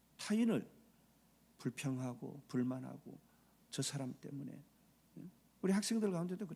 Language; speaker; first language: Korean; native; Korean